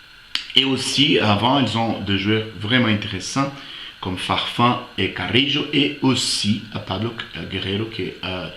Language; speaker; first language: French; non-native, fluent; Portuguese